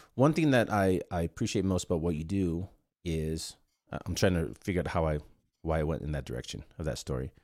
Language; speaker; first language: English; non-native, fluent; Korean